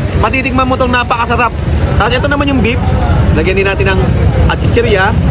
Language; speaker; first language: Filipino; native; Filipino